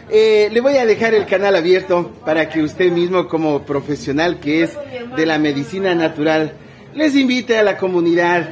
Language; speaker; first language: Spanish; native; Spanish